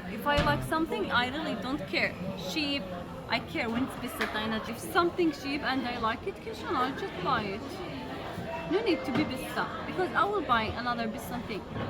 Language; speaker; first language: English; non-native, fluent; Arabic